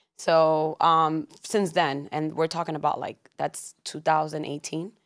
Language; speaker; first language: English; early bilingual, other home language; Spanish